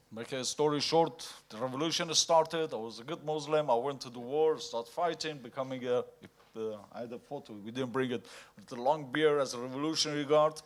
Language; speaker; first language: English; non-native, fluent; Persian